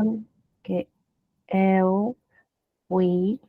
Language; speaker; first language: Portuguese; non-native, learner; Spanish